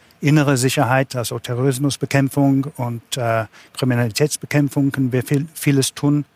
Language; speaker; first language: German; non-native, fluent; English